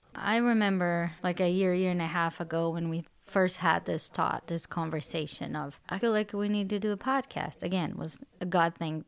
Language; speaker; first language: English; non-native, fluent; Portuguese